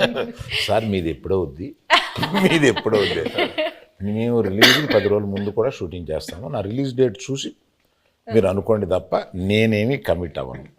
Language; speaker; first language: Telugu; native; Telugu